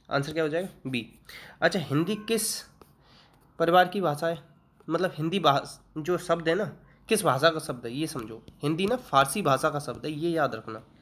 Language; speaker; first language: Hindi; native; Hindi